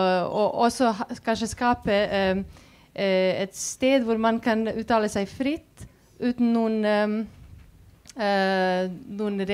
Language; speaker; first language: Swedish; non-native, fluent; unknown